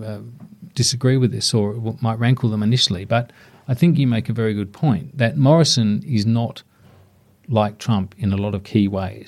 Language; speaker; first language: English; native; English